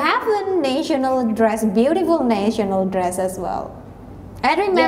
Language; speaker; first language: English; non-native, learner; Indonesian